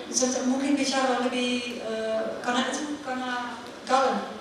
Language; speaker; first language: Indonesian; non-native, learner; Dutch